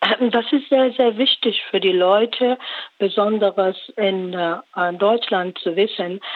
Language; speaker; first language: German; non-native, learner; Rohingya